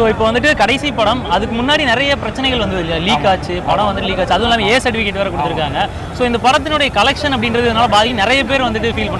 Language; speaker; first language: Tamil; native; Tamil